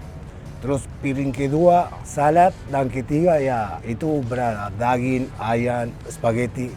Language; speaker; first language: Indonesian; non-native, learner; Spanish